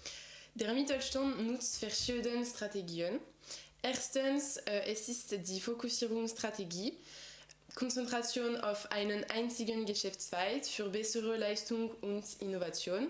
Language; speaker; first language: German; non-native, fluent; French